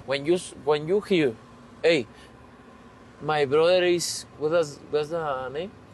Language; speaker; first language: English; non-native, learner; Spanish